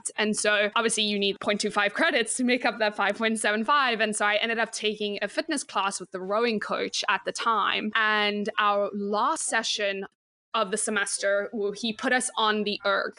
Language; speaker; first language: English; native; English